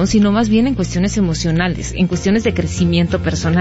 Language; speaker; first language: Spanish; native; Spanish